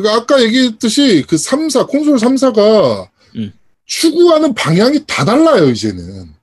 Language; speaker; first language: Korean; native; Korean